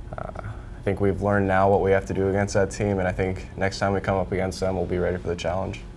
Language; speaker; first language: English; native; English